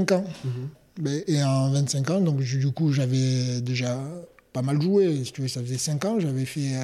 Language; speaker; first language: French; native; French